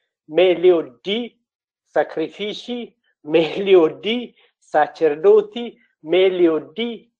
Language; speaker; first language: Italian; non-native, learner; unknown